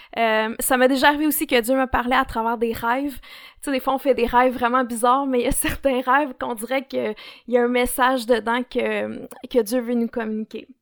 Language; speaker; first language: French; native; French